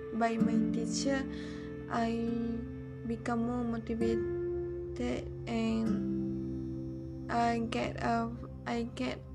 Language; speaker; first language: English; non-native, learner; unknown